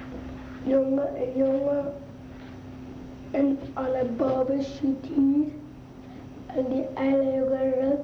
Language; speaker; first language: Dutch; early bilingual, other home language; Arabic